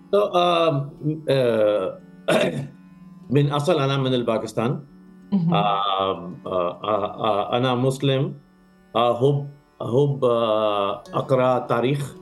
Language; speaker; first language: Arabic; non-native, learner; Urdu